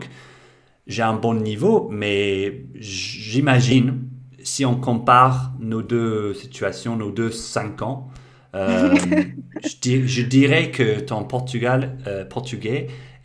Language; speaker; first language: French; non-native, fluent; English